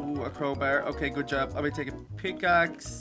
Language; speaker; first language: English; native; English